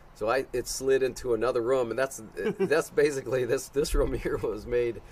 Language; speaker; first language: English; native; English